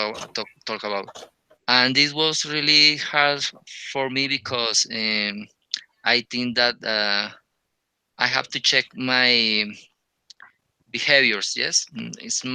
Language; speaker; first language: English; non-native, learner; Spanish